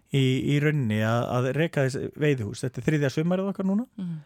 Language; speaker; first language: Icelandic; native; Icelandic